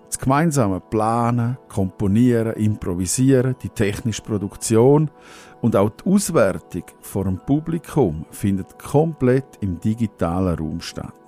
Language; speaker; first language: German; native; German